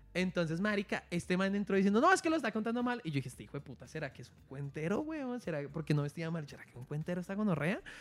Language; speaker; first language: Spanish; native; Spanish